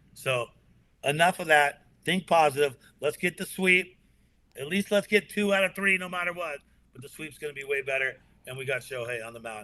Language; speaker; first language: English; native; English